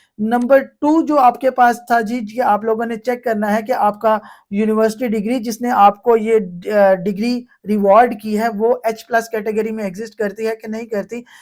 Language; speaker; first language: Urdu; non-native, local second language; Punjabi